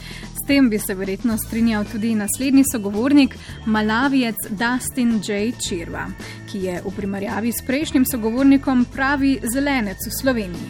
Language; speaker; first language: Slovenian; native; Slovenian